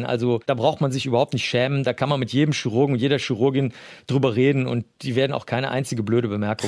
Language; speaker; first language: German; native; German